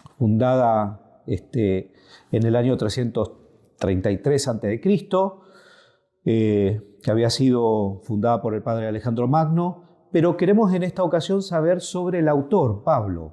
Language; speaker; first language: Spanish; native; Spanish